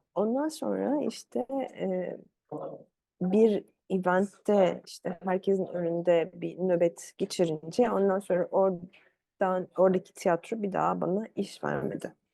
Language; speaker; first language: Turkish; early bilingual, other home language; Arabic